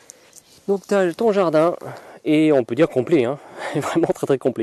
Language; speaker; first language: French; native; French